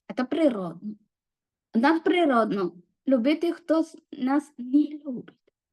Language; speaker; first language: Ukrainian; non-native, learner; Malayalam